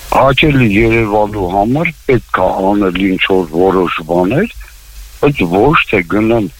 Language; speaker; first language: Armenian; native; Armenian